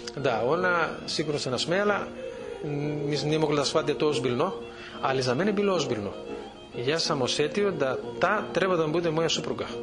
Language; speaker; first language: Serbian; non-native, fluent; Greek